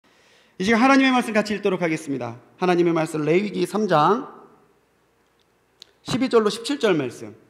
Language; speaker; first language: Korean; native; Korean